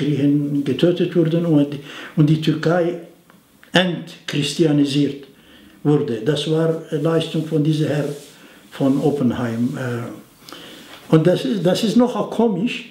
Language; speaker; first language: German; non-native, fluent; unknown